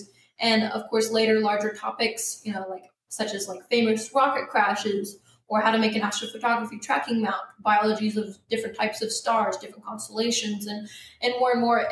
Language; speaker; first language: English; native; English